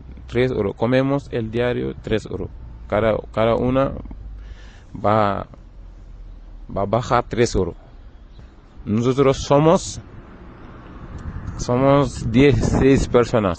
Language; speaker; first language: Spanish; non-native, learner; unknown